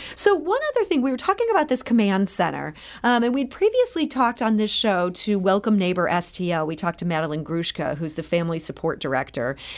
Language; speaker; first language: English; native; English